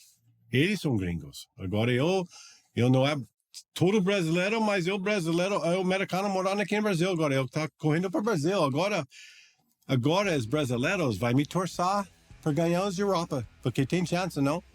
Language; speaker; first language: Portuguese; non-native, learner; English